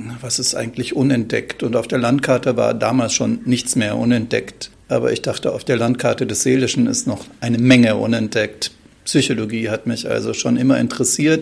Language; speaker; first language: German; native; German